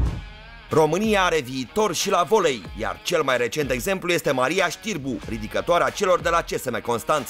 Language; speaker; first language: Romanian; native; Romanian